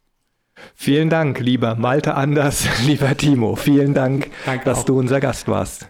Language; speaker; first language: German; native; German